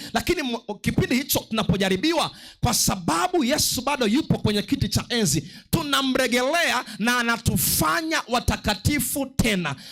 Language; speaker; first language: Swahili; non-native, local second language; Luo (Kenya and Tanzania)